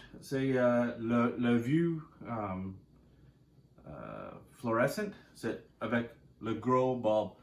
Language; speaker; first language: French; non-native, learner; English